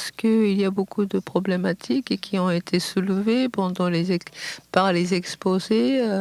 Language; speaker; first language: French; non-native, fluent; Japanese